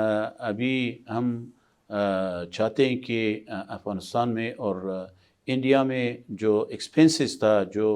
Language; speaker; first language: Hindi; non-native, fluent; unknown